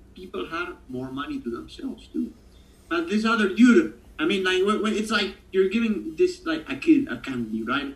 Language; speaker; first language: English; non-native, fluent; Italian